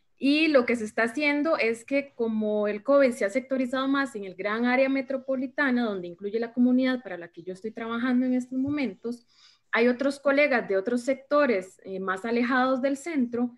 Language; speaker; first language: Spanish; native; Spanish